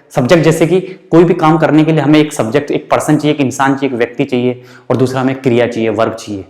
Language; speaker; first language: Hindi; native; Hindi